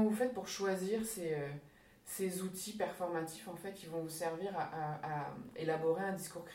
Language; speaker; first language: French; native; French